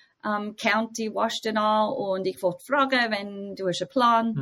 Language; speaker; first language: German; non-native, fluent; English